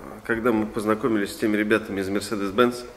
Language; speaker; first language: Russian; native; Russian